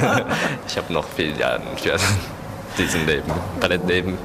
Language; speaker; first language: German; non-native, learner; Japanese